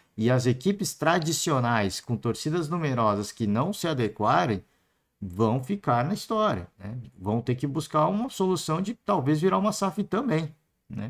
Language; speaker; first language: Portuguese; native; Portuguese